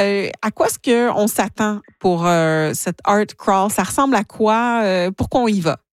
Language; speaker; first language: French; native; French